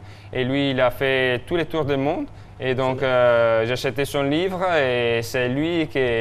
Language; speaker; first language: French; non-native, fluent; Italian